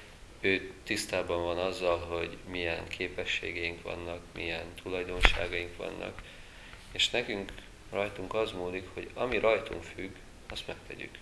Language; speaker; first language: Hungarian; native; Hungarian